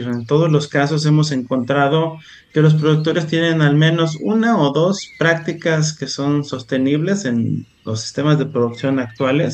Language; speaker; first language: Spanish; native; Spanish